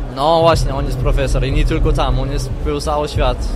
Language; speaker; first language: Polish; non-native, learner; Danish